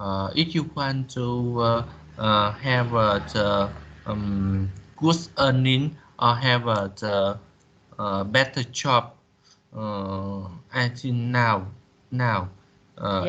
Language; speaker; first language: English; non-native, learner; Vietnamese